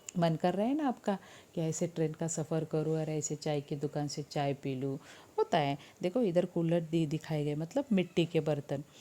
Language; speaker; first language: Hindi; non-native, local second language; Marathi